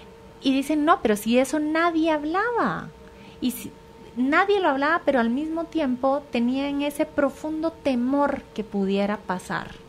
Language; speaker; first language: Spanish; native; Spanish